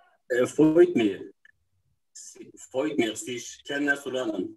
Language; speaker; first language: German; non-native, learner; Turkish